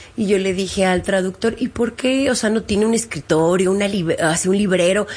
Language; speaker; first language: Spanish; native; Spanish